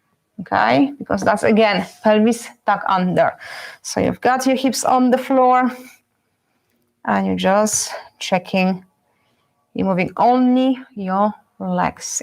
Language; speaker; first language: English; non-native, fluent; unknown